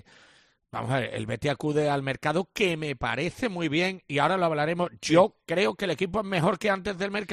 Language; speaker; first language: Spanish; native; Spanish